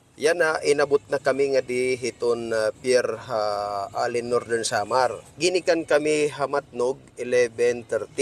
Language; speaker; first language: Filipino; non-native, local second language; Waray